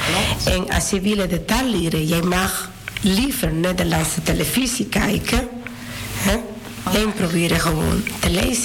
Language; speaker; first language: Dutch; non-native, fluent; Spanish